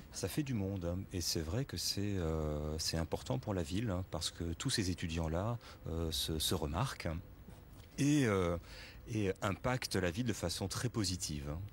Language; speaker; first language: French; native; French